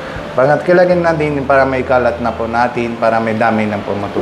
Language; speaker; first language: Filipino; non-native, learner; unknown